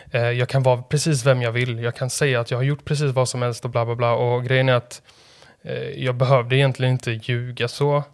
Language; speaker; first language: Swedish; native; Swedish